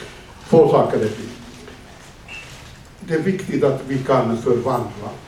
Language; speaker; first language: Swedish; non-native, fluent; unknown